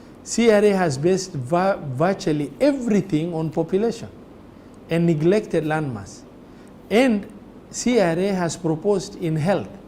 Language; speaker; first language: English; non-native, local second language; Somali